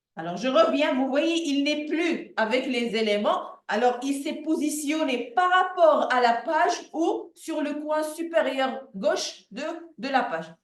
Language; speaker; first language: French; non-native, local second language; Arabic